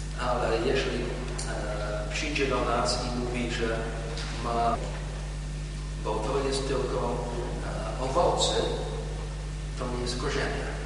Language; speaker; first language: Polish; non-native, learner; English